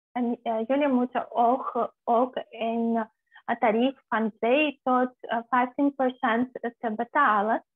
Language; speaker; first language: Dutch; non-native, fluent; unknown